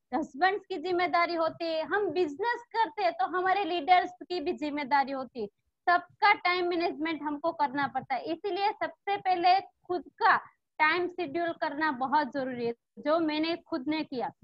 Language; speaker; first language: Hindi; non-native, local second language; Gujarati